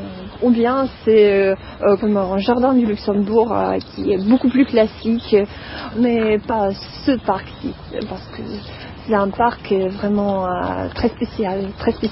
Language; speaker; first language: French; non-native, fluent; Russian